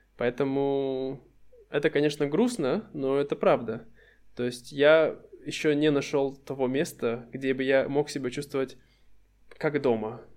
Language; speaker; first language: Russian; native; Russian